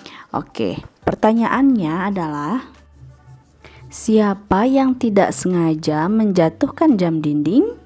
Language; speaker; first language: Indonesian; native; Indonesian